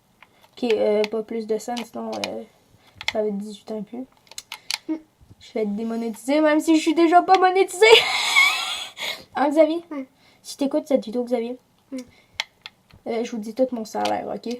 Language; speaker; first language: French; native; French